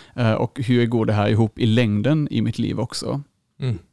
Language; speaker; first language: Swedish; non-native, fluent; German